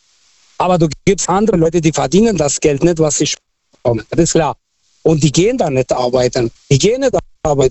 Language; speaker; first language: German; non-native, fluent; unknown